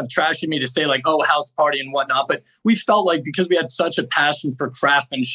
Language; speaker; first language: English; native; English